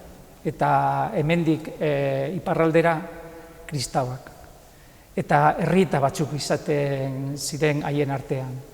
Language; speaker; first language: Basque; non-native, local second language; Spanish